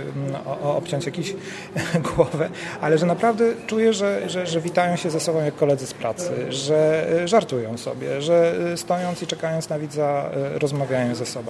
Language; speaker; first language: Polish; native; Polish